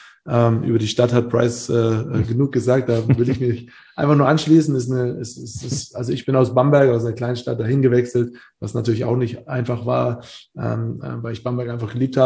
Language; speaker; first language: German; native; German